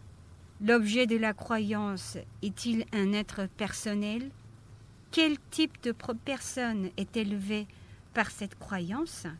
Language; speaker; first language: French; non-native, fluent; Korean